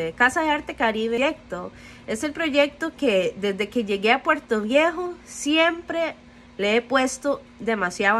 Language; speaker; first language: Spanish; non-native, fluent; English